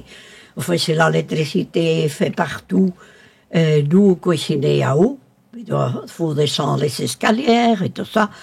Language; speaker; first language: French; non-native, local second language; Spanish